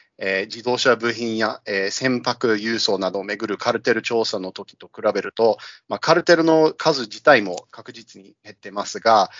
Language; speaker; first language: Japanese; non-native, fluent; English